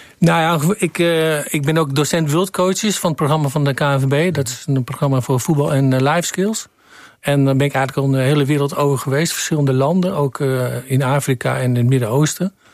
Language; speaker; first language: Dutch; native; Dutch